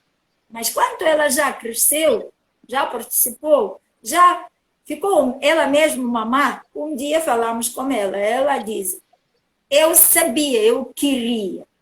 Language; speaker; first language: Portuguese; non-native, learner; Russian